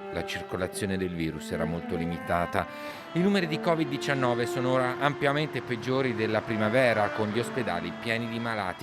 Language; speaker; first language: Italian; native; Italian